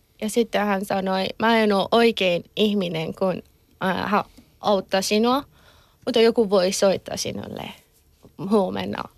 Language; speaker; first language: Finnish; non-native, learner; Persian